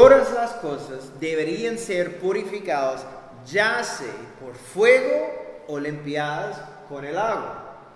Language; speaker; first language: Spanish; non-native, fluent; English